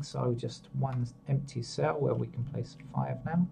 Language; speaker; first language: English; native; English